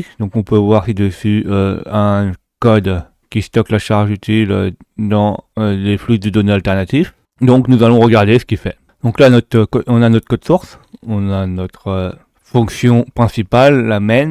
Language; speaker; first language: French; native; French